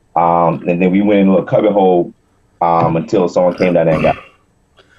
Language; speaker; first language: English; native; English